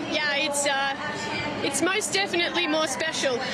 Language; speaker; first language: English; native; English